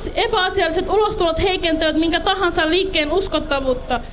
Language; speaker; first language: Finnish; early bilingual, other home language; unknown